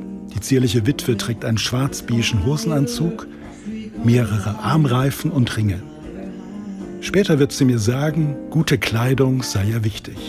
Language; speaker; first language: German; native; German